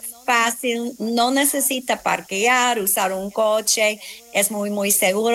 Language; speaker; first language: Spanish; non-native, fluent; English